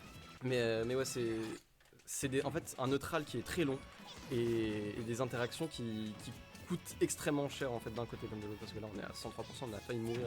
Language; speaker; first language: French; native; French